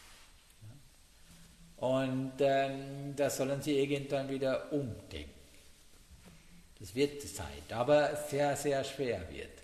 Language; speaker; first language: German; non-native, learner; Sinhala